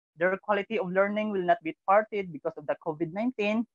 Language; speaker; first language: English; non-native, local second language; Cebuano